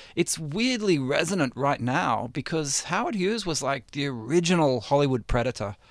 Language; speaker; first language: English; native; English